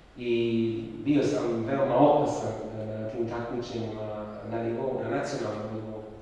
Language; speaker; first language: Serbian; non-native, fluent; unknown